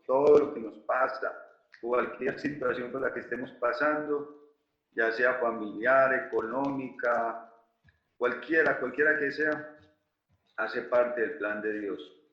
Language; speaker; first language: Spanish; native; Spanish